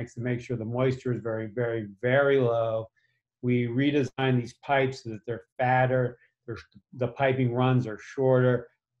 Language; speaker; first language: English; native; English